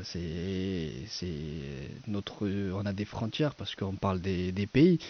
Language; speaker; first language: French; non-native, fluent; Persian